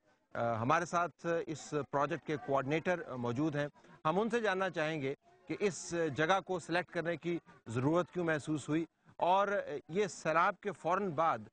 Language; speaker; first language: Urdu; native; Urdu